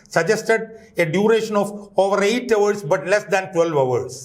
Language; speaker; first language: English; non-native, local second language; Malayalam